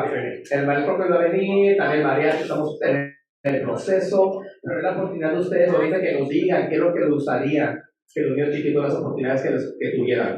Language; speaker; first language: Spanish; native; Spanish